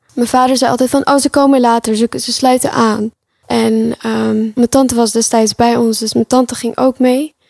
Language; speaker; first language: Dutch; early bilingual, other home language; Pashto